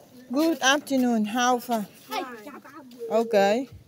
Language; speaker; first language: English; non-native, learner; Vietnamese